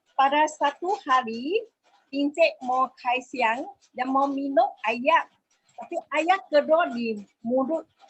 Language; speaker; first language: Malay; non-native, local second language; Min Nan Chinese